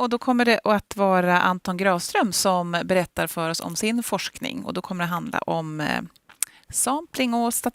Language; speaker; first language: Swedish; native; Swedish